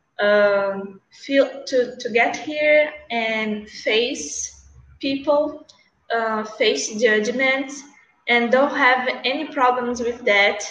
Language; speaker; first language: English; non-native, learner; Portuguese